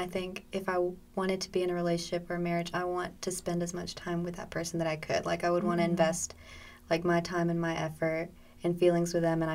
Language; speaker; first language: English; native; English